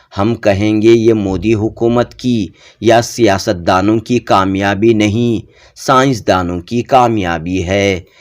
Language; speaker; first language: Urdu; native; Urdu